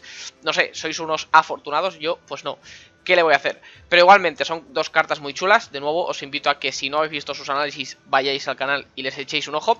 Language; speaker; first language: Spanish; native; Spanish